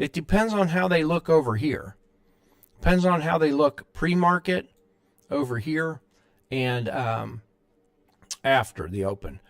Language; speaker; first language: English; native; English